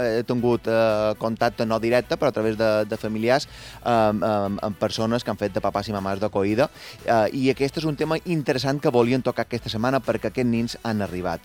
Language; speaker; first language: Catalan; native; Catalan